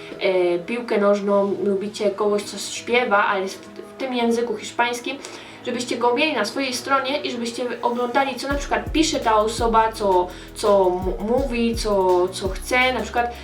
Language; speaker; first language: Polish; early bilingual, heritage; Polish